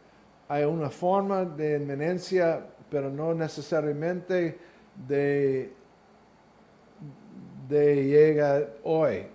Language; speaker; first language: Spanish; non-native, learner; English